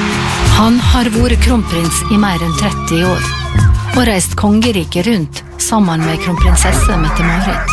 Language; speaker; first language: Norwegian; native; Norwegian